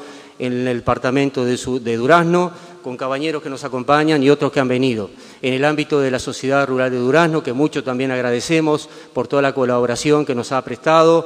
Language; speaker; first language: Spanish; native; Spanish